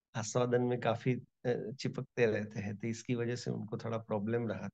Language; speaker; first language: Hindi; non-native, local second language; Gujarati